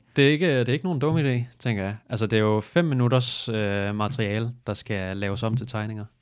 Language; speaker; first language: Danish; native; Danish